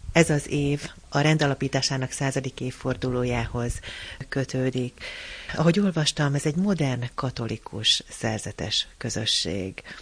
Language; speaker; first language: Hungarian; native; Hungarian